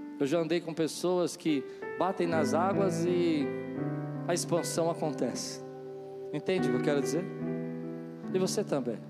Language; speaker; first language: Portuguese; native; Portuguese